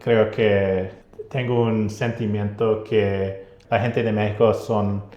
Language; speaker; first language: Spanish; non-native, learner; English